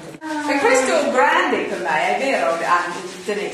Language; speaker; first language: Italian; non-native, learner; English